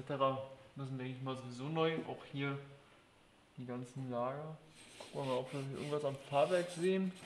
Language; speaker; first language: German; native; German